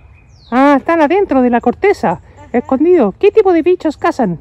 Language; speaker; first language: Spanish; native; Spanish